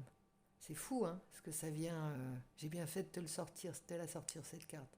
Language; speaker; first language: French; native; French